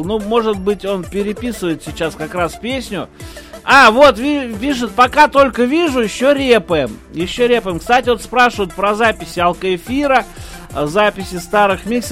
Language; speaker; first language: Russian; native; Russian